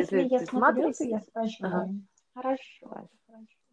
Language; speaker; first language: Russian; non-native, learner; Korean